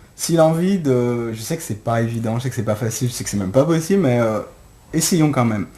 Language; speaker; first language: French; native; French